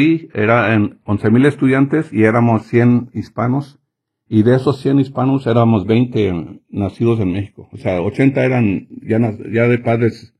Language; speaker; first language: Spanish; native; Spanish